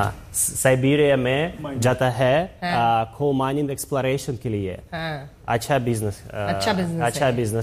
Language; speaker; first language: Hindi; non-native, learner; Russian